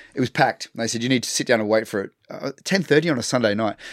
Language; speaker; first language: English; native; English